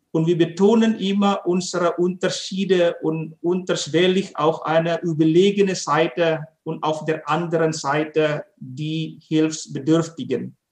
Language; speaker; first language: German; non-native, fluent; Indonesian